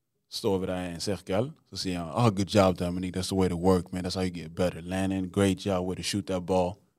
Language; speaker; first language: English; non-native, fluent; Norwegian